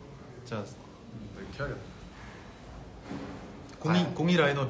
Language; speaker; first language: Korean; native; Korean